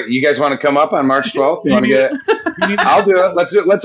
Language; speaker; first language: English; native; English